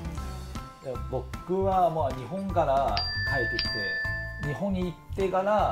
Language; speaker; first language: Japanese; non-native, fluent; Chinese